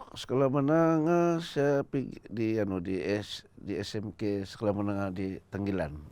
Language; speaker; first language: Malay; non-native, local second language; Central Dusun